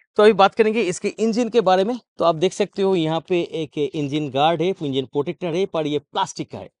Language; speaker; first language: Hindi; non-native, local second language; Bangla